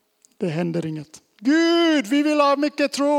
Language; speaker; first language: Swedish; non-native, fluent; English